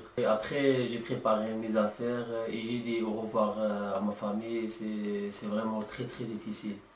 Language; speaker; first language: French; non-native, learner; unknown